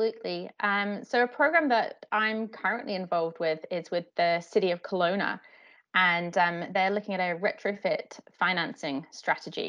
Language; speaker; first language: English; native; English